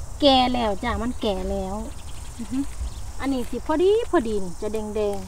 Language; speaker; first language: Thai; non-native, local second language; Northeastern Thai